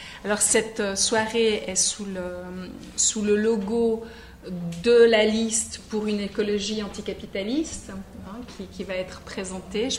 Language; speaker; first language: French; native; French